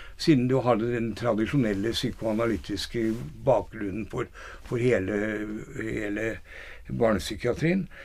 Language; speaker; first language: Norwegian; native; Norwegian